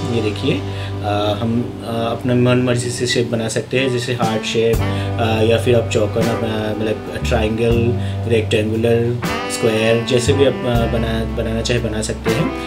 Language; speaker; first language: Hindi; non-native, local second language; Bangla